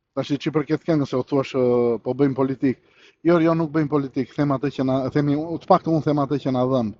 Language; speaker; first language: Albanian; early bilingual, heritage; Albanian